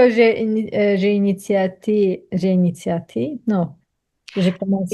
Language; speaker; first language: French; non-native, learner; Ukrainian